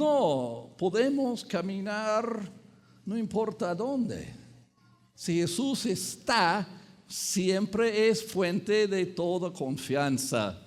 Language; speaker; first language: Spanish; non-native, fluent; English